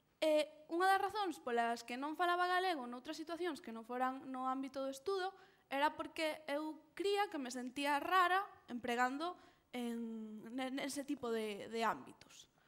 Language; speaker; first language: Galician; non-native, local second language; Spanish